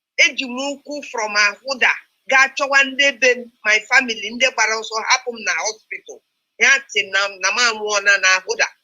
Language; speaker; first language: Igbo; non-native, local second language; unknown